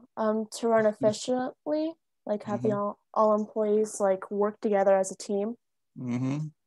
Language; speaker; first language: English; non-native, fluent; Korean